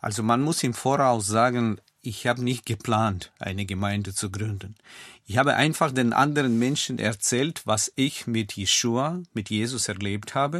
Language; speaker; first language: German; non-native, fluent; Russian